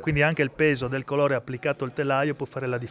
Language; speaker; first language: Italian; native; Italian